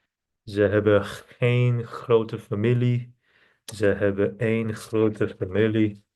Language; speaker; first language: Dutch; non-native, learner; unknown